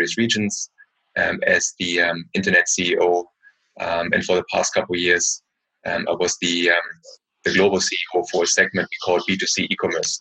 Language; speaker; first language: English; non-native, fluent; German